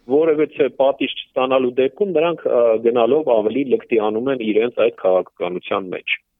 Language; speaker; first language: Armenian; native; Armenian